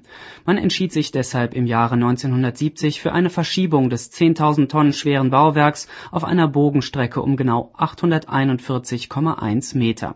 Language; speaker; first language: German; native; German